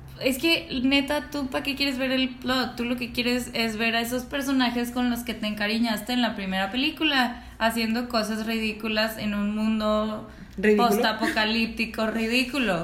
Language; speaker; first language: Spanish; native; Spanish